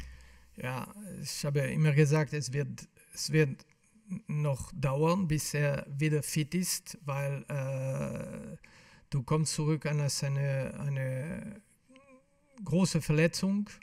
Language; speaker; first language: German; non-native, fluent; French